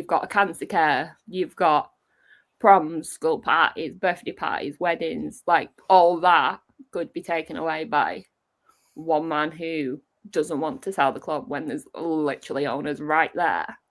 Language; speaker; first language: English; native; English